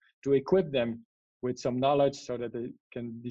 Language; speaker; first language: English; non-native, fluent; Dutch